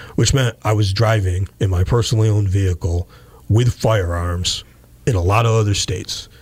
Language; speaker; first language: English; native; English